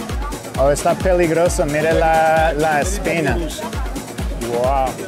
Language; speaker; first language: Spanish; non-native, fluent; English